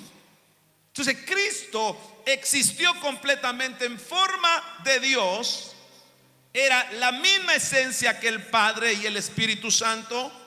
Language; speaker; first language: Spanish; native; Spanish